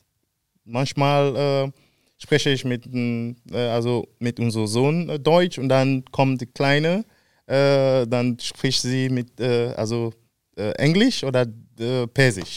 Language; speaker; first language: German; non-native, fluent; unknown